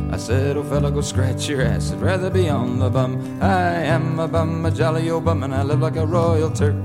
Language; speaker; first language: English; native; English